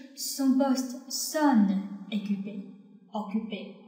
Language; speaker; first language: French; non-native, fluent; Chinese